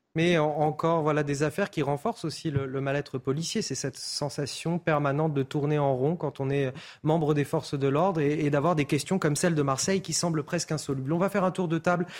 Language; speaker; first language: French; native; French